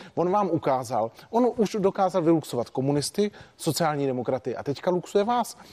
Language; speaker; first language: Czech; native; Czech